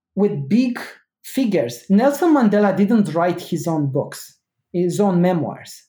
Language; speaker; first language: English; non-native, fluent; Romanian